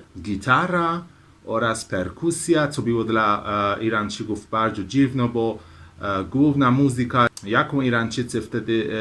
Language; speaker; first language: Polish; non-native, learner; Persian